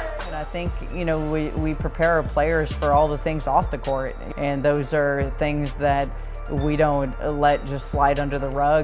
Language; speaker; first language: English; native; English